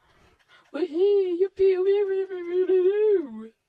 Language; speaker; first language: French; native; French